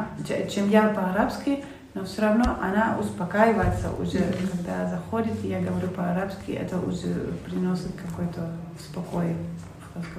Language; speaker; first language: Russian; non-native, fluent; German